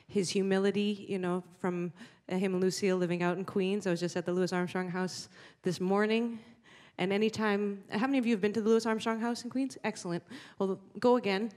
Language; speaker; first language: English; native; English